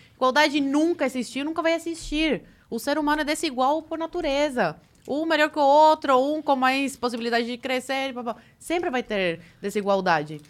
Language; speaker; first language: Portuguese; early bilingual, other home language; Spanish